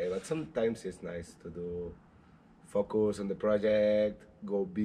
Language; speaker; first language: English; non-native, learner; Spanish